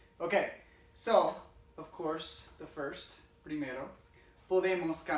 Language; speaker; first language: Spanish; non-native, fluent; English